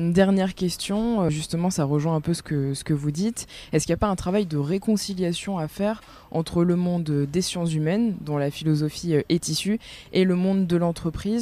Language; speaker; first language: French; native; French